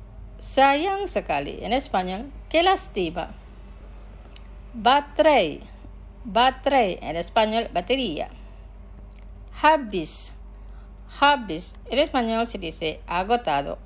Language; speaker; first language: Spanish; non-native, fluent; Indonesian